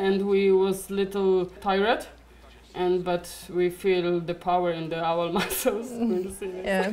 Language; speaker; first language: English; non-native, learner; Polish